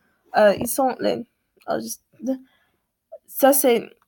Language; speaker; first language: French; non-native, learner; English